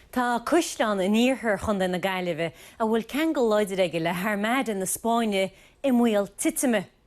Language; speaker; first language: Irish; native; Irish